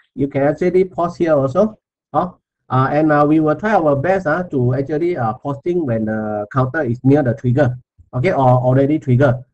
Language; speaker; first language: English; non-native, local second language; Chinese